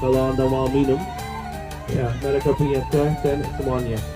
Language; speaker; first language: Indonesian; non-native, fluent; Turkish